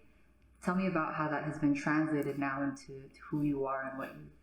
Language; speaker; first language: English; native; English